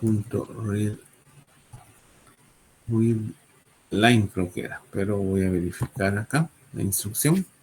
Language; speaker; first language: Spanish; native; Spanish